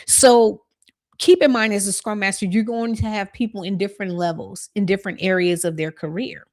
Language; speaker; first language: English; native; English